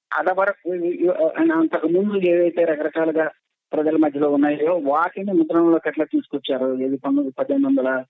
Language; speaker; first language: Telugu; native; Telugu